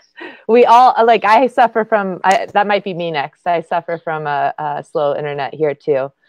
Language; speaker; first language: English; native; English